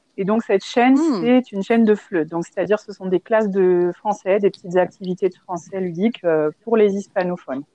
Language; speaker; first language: French; native; French